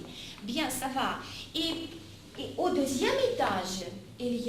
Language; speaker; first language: French; non-native, fluent; Russian